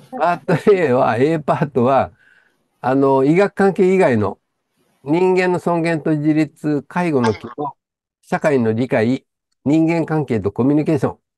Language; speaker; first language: Japanese; native; Japanese